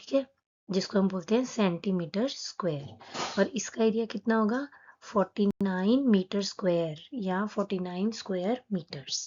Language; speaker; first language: Hindi; native; Hindi